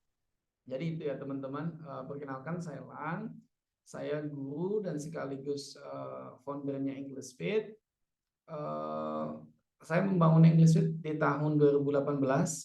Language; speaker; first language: Indonesian; native; Indonesian